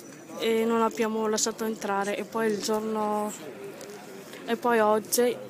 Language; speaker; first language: Italian; non-native, fluent; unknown